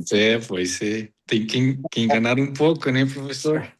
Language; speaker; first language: Portuguese; non-native, fluent; Spanish